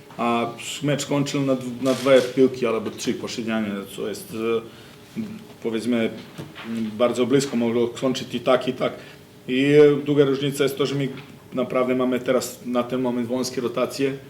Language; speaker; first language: Polish; non-native, fluent; Serbian